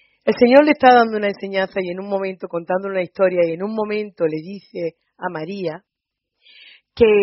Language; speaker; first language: Spanish; native; Spanish